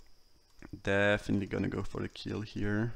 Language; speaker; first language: English; non-native, fluent; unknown